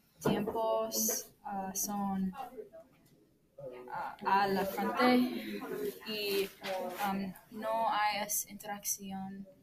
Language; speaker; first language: Spanish; non-native, learner; English